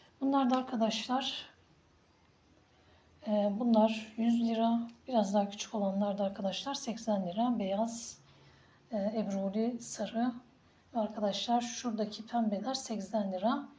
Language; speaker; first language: Turkish; native; Turkish